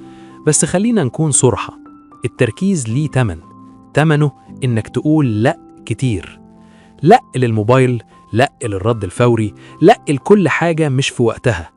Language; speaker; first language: Arabic; native; Arabic